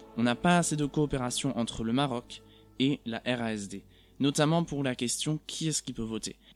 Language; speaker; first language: French; non-native, fluent; German